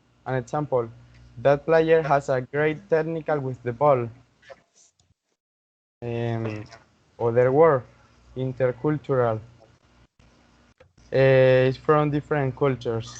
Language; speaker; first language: English; non-native, learner; Spanish